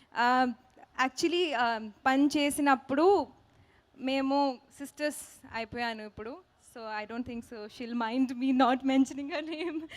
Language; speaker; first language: Telugu; non-native, learner; Hindi